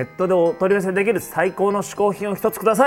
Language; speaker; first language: Japanese; native; Japanese